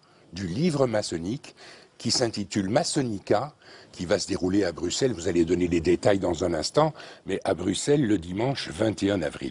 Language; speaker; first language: French; native; French